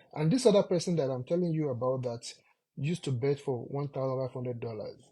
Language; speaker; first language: English; non-native, local second language; Yoruba